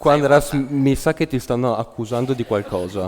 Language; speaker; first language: Italian; native; Italian